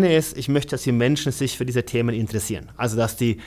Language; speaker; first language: German; non-native, fluent; Norwegian